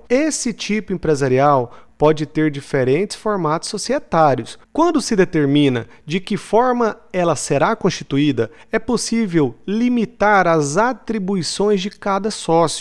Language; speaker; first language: Portuguese; native; Portuguese